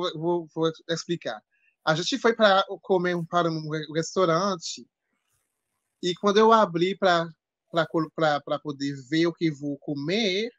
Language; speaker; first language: Portuguese; non-native, fluent; French